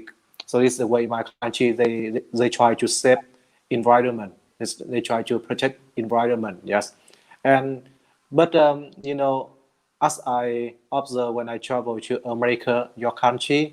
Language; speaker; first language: English; non-native, learner; Vietnamese